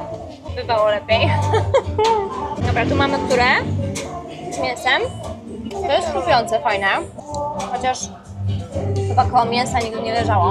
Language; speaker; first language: Polish; native; Polish